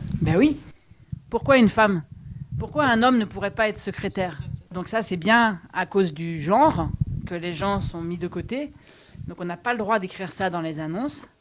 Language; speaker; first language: French; native; French